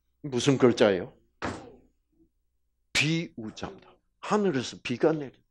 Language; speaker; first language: Korean; native; Korean